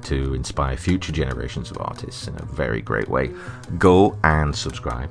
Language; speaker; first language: English; native; English